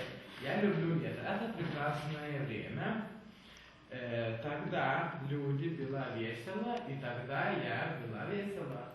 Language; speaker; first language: Russian; non-native, learner; Lithuanian